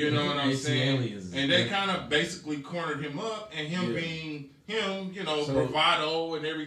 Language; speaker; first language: English; native; English